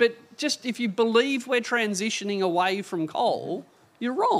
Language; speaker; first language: English; native; English